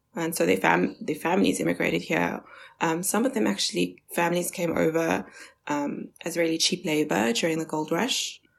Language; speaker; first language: English; early bilingual, other home language; Chinese